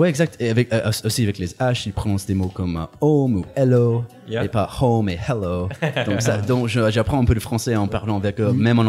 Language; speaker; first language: French; non-native, fluent; English